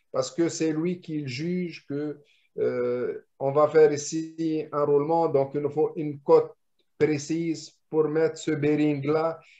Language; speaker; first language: French; non-native, local second language; Arabic